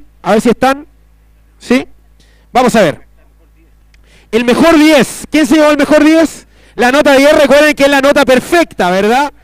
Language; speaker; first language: Spanish; native; Spanish